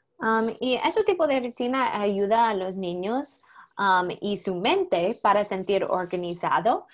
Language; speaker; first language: Spanish; non-native, learner; English